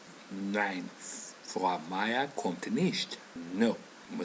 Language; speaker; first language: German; non-native, fluent; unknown